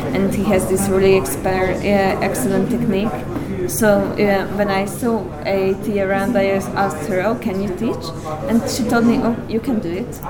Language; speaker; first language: English; non-native, fluent; Hungarian